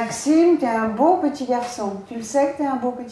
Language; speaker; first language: French; native; French